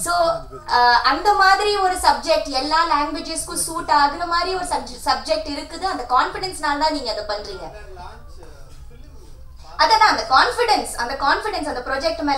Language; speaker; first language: Tamil; non-native, local second language; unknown